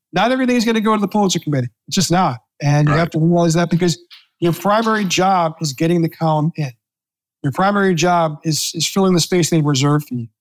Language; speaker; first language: English; native; English